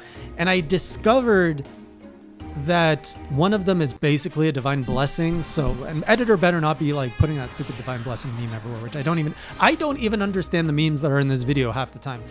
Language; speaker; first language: English; native; English